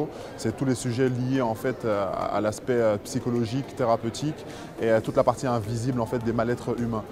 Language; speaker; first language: French; native; French